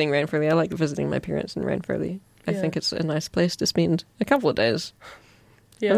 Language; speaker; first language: English; native; English